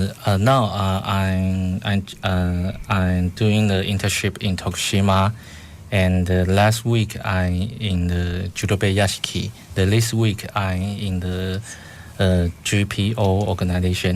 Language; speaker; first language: English; non-native, fluent; Chinese